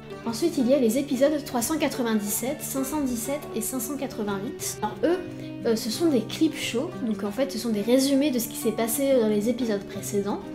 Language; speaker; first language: French; native; French